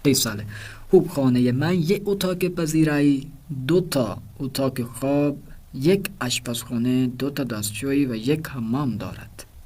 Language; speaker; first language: Persian; non-native, fluent; Urdu